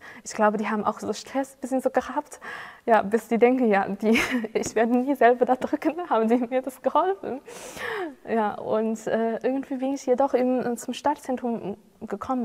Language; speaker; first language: German; non-native, fluent; Chinese